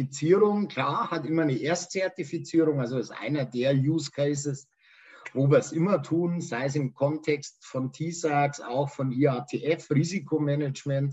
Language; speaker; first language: German; native; German